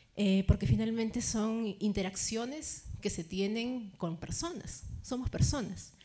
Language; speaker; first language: Spanish; native; Spanish